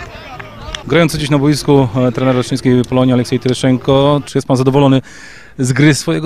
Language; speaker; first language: Polish; native; Polish